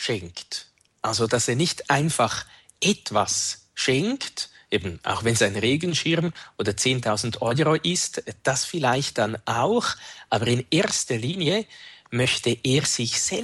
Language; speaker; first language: German; native; German